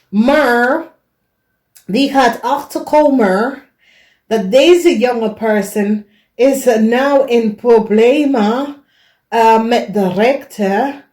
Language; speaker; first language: Dutch; non-native, learner; English